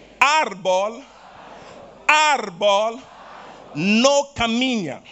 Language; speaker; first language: Spanish; non-native, learner; Portuguese